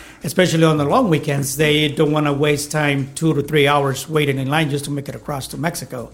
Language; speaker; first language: English; non-native, fluent; Spanish